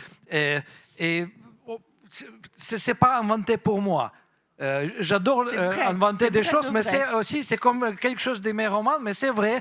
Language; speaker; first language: French; non-native, fluent; Russian